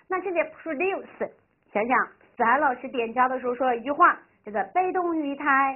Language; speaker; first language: Chinese; native; Chinese